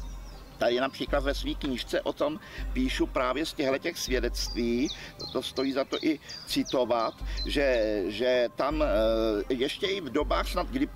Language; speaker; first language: Czech; native; Czech